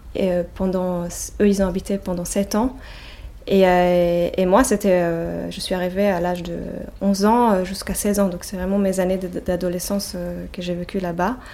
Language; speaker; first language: French; non-native, fluent; Hebrew